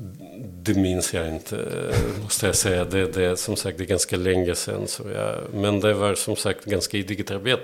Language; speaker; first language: Swedish; non-native, fluent; Belarusian